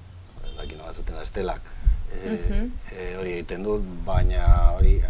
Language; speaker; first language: Basque; non-native, local second language; Spanish